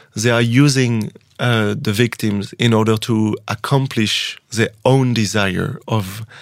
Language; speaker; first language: English; non-native, fluent; French